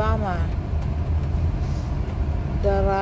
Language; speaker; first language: Dutch; non-native, learner; Cebuano